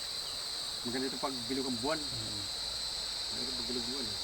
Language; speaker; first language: Filipino; non-native, local second language; Bikol